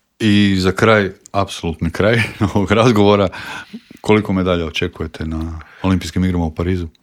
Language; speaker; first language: Croatian; native; Croatian